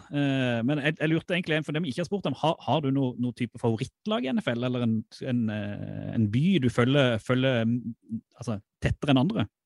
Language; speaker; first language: Norwegian; native; Norwegian